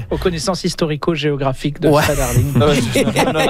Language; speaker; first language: French; native; French